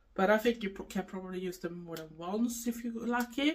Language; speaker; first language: English; non-native, fluent; Swedish